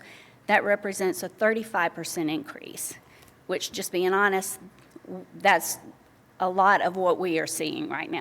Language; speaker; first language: English; native; English